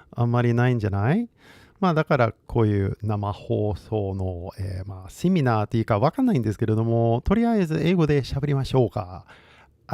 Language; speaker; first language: Japanese; non-native, fluent; English